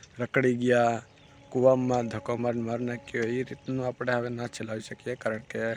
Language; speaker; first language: Gujarati; non-native, local second language; Bhili